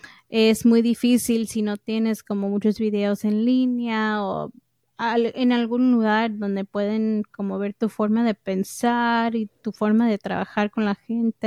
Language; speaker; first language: Spanish; early bilingual, heritage; English